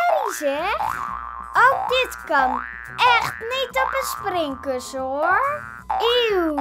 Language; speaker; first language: Dutch; native; Dutch